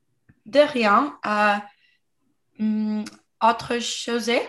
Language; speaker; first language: French; non-native, learner; English